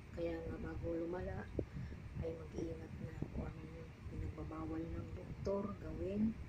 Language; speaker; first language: Filipino; non-native, local second language; Cebuano